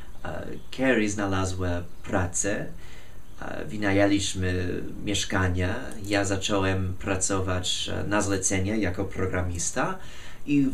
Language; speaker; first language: Polish; non-native, fluent; English